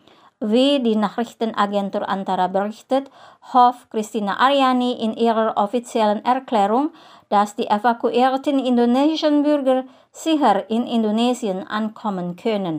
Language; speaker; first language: German; non-native, fluent; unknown